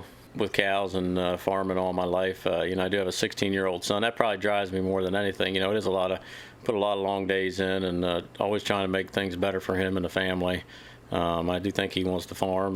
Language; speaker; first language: English; native; English